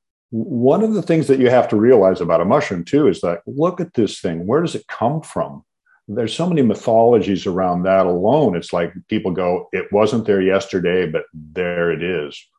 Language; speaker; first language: English; native; English